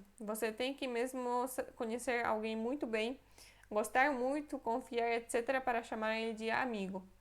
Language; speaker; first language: Portuguese; non-native, fluent; Polish